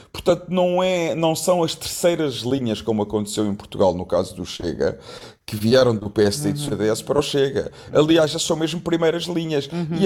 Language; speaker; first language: Portuguese; native; Portuguese